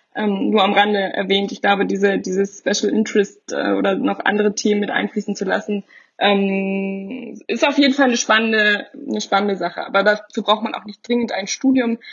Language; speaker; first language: German; native; German